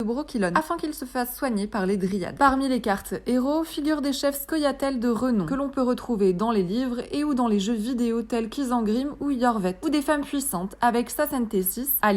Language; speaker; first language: French; native; French